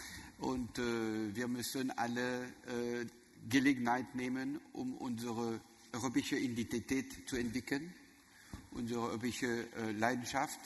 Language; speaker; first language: German; non-native, learner; French